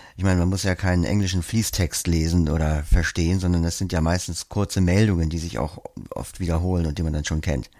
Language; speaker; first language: German; native; German